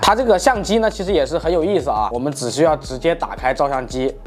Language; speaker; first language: Chinese; native; Chinese